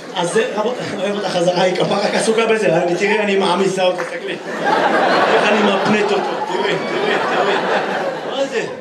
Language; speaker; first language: Hebrew; native; Hebrew